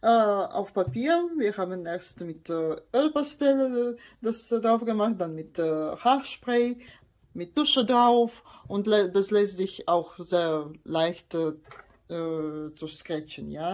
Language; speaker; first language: German; non-native, learner; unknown